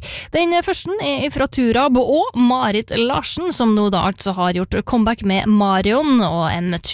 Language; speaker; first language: Norwegian; native; Norwegian